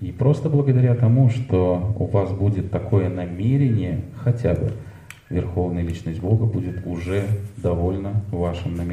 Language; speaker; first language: Russian; native; Russian